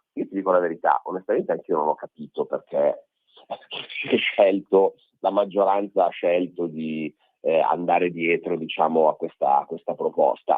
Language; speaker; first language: Italian; native; Italian